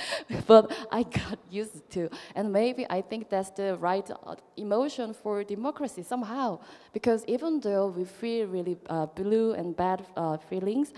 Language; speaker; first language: English; non-native, fluent; Korean